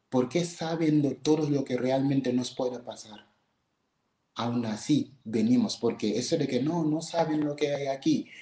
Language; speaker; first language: Spanish; non-native, fluent; Wolof